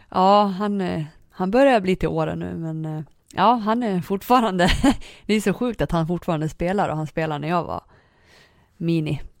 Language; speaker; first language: Swedish; native; Swedish